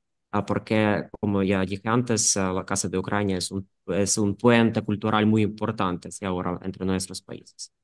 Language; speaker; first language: Spanish; non-native, fluent; Ukrainian